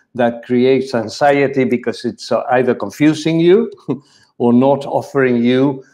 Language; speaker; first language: English; non-native, fluent; Spanish